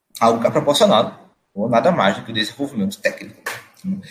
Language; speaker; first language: Portuguese; native; Portuguese